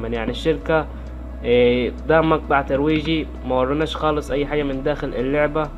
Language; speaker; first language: Arabic; native; Arabic